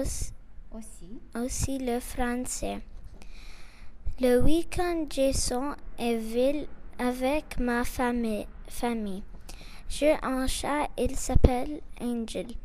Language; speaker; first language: French; non-native, learner; Arabic